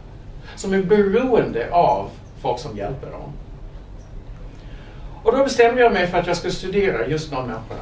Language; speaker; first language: Swedish; non-native, fluent; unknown